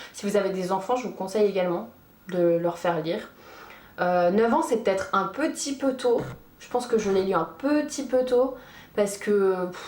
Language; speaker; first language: French; early bilingual, other home language; Portuguese